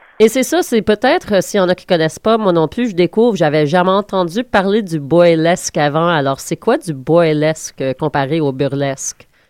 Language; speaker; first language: French; native; French